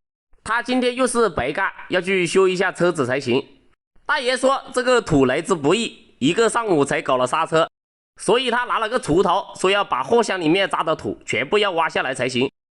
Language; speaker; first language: Chinese; native; Chinese